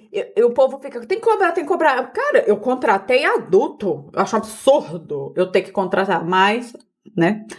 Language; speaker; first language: Portuguese; native; Portuguese